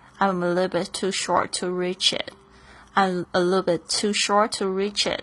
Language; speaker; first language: English; non-native, fluent; Chinese